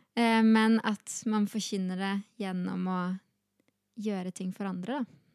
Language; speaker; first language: Norwegian; early bilingual, heritage; Norwegian